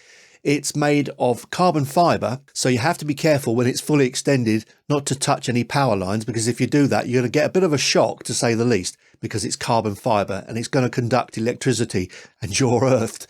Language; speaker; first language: English; native; English